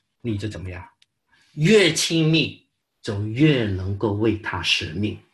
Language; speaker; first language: Chinese; non-native, local second language; Cantonese